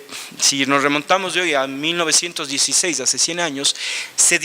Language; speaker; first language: Spanish; native; Spanish